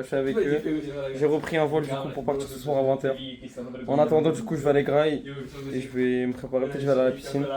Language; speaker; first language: French; native; French